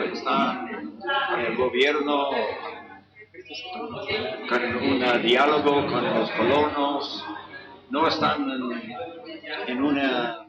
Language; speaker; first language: Spanish; non-native, fluent; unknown